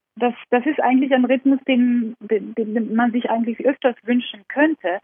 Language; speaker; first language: German; non-native, fluent; Georgian